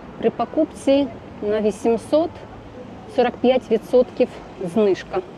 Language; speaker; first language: Ukrainian; non-native, local second language; Russian